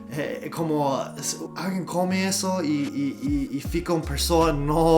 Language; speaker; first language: Portuguese; non-native, learner; English